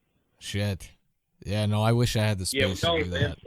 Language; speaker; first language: English; native; English